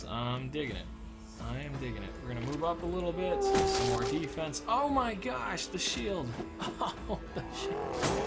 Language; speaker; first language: English; native; English